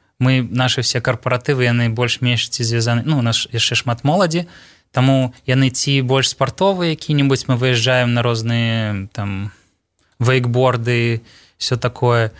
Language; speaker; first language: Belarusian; non-native, local second language; Russian